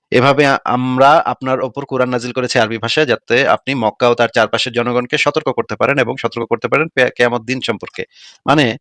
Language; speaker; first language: Bangla; native; Bangla